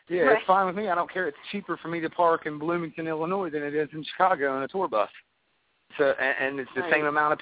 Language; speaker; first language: English; native; English